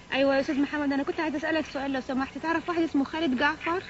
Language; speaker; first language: Arabic; native; Arabic